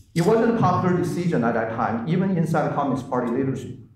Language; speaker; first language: English; non-native, fluent; Chinese